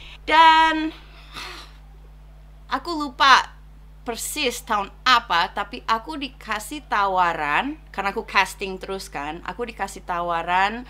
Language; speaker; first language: Indonesian; non-native, fluent; English